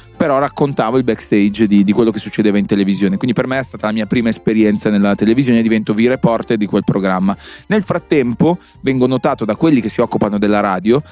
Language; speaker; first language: Italian; native; Italian